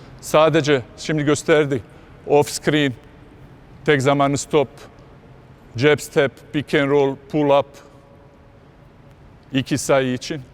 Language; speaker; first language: Turkish; non-native, fluent; Bosnian